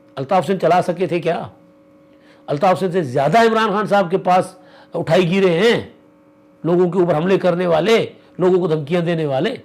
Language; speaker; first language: Urdu; non-native, local second language; Sindhi